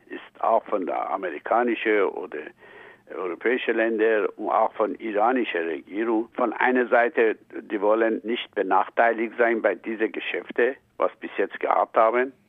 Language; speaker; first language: German; non-native, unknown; Persian